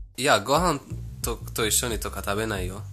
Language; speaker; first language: Japanese; non-native, fluent; Persian